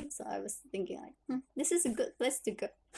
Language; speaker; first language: English; non-native, learner; Indonesian